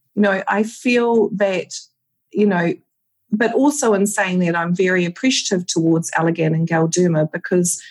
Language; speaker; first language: English; native; English